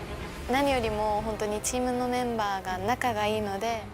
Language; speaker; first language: Japanese; native; Japanese